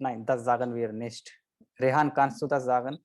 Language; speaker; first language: German; non-native, fluent; Hindi